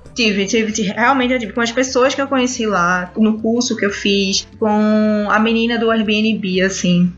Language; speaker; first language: Portuguese; native; Portuguese